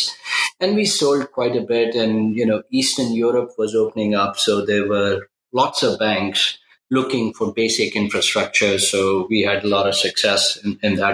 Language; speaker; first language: English; non-native, local second language; Urdu